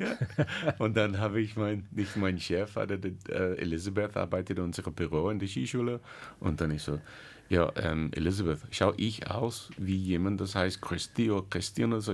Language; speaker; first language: German; non-native, learner; English